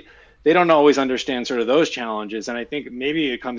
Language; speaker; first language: English; native; English